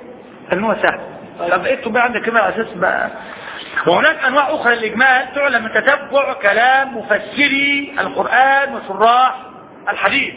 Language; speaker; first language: Arabic; native; Arabic